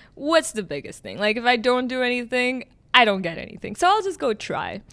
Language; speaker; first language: English; early bilingual, other home language; Arabic